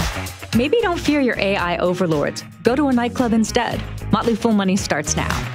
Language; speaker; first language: English; native; English